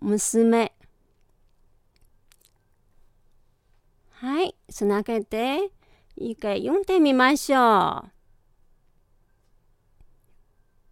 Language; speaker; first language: Japanese; non-native, fluent; Chinese